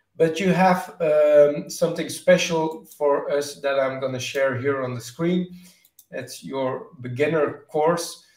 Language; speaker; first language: English; non-native, fluent; Dutch